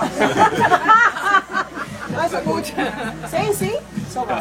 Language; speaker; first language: German; non-native, fluent; French